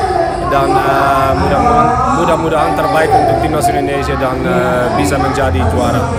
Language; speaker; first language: Indonesian; non-native, fluent; Dutch